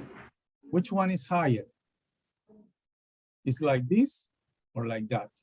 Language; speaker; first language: English; non-native, fluent; Spanish